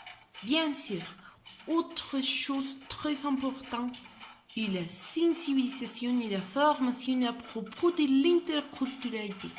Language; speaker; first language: French; non-native, learner; Spanish